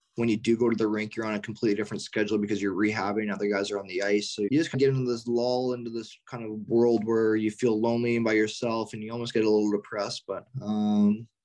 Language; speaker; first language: English; native; English